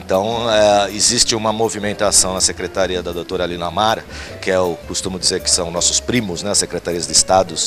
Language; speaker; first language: Portuguese; native; Portuguese